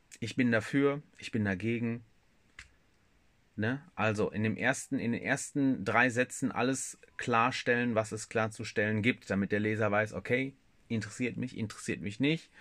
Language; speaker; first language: German; native; German